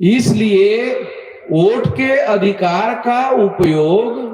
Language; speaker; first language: Hindi; non-native, local second language; Marathi